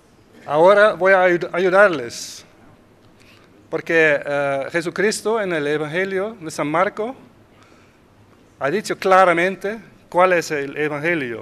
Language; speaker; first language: Spanish; non-native, fluent; Dutch